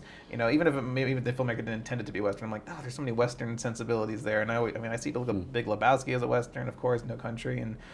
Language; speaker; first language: English; native; English